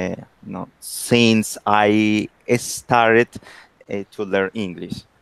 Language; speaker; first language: English; non-native, learner; Spanish